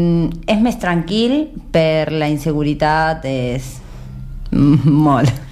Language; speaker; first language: Catalan; non-native, learner; Spanish